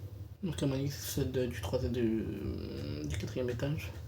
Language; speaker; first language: French; native; French